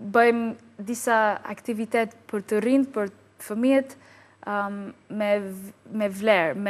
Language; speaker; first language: Albanian; non-native, learner; English